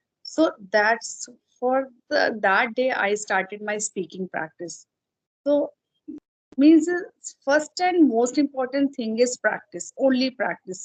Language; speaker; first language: English; non-native, fluent; Hindi